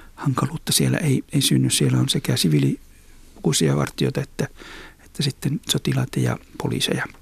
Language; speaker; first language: Finnish; native; Finnish